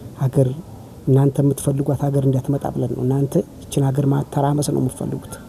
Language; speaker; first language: Amharic; native; Amharic